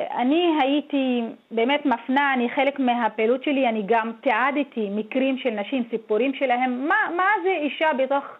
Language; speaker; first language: Hebrew; non-native, local second language; Arabic